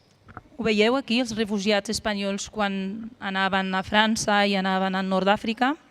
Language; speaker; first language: Catalan; non-native, fluent; Arabic